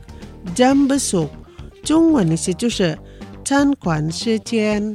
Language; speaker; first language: Chinese; non-native, fluent; Indonesian